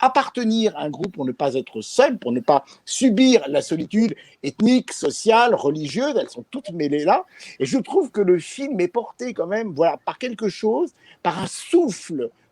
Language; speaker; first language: French; native; French